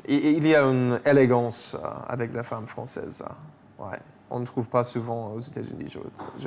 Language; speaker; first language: French; non-native, fluent; English